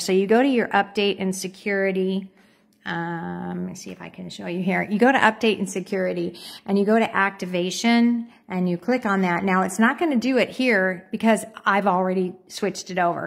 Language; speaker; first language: English; native; English